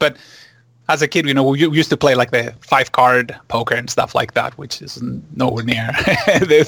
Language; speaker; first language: English; non-native, fluent; Greek